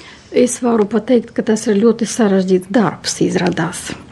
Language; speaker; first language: Latvian; non-native, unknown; Russian